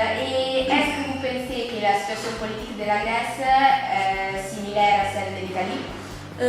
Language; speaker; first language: French; non-native, learner; Italian